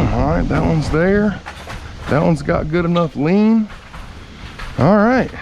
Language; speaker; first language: English; native; English